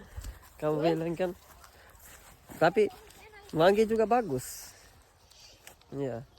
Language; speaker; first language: Indonesian; non-native, learner; Urdu